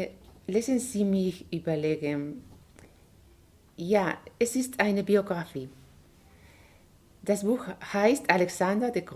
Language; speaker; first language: German; non-native, learner; Spanish